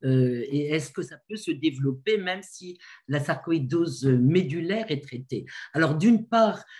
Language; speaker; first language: French; native; French